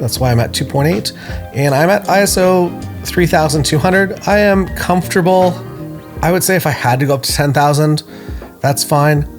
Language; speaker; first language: English; native; English